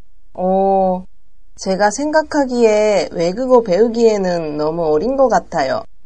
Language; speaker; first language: Korean; non-native, learner; Japanese